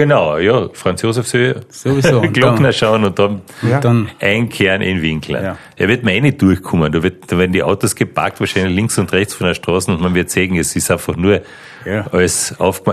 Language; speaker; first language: German; native; German